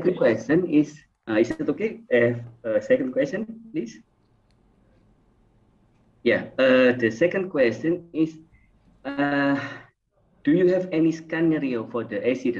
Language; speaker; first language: English; non-native, fluent; Indonesian